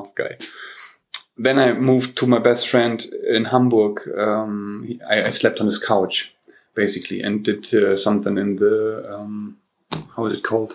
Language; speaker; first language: English; non-native, fluent; German